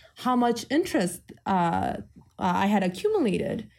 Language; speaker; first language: English; early bilingual, other home language; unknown